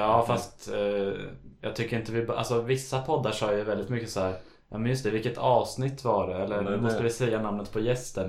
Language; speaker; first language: Swedish; native; Swedish